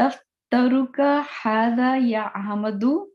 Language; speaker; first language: Arabic; non-native, learner; Urdu